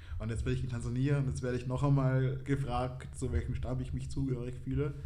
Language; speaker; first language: German; early bilingual, other home language; Swahili